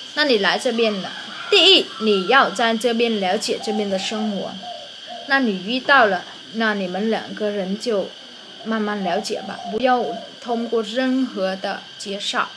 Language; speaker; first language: Chinese; non-native, fluent; Vietnamese